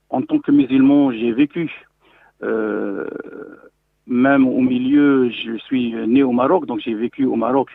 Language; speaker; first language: French; non-native, local second language; Arabic